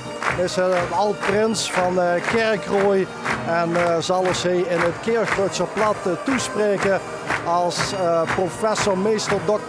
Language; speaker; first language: Dutch; native; Dutch